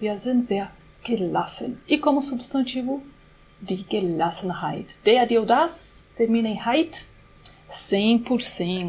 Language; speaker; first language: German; non-native, fluent; Portuguese